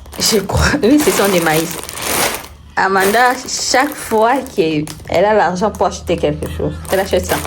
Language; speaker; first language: French; non-native, local second language; Swahili